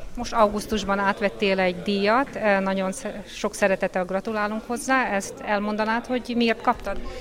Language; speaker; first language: Hungarian; native; Hungarian